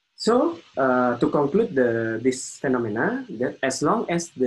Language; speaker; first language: English; non-native, fluent; Indonesian